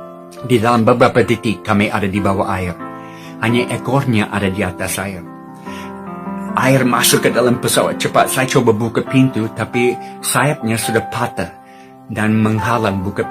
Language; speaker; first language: Indonesian; non-native, fluent; English